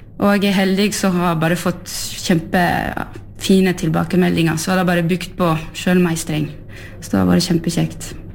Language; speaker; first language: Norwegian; non-native, fluent; French